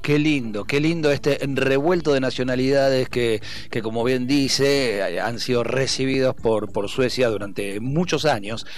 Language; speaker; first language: Spanish; native; Spanish